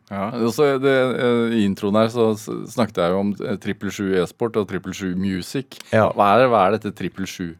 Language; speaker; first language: Norwegian; native; Norwegian